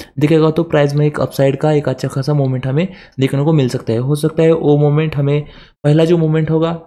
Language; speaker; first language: Hindi; non-native, local second language; Marathi